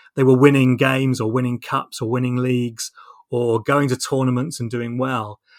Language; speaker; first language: English; native; English